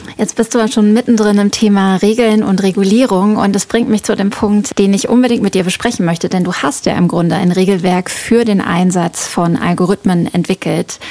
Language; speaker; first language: German; native; German